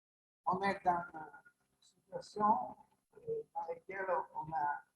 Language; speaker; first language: French; non-native, learner; Italian